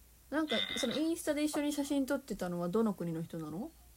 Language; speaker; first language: Japanese; native; Japanese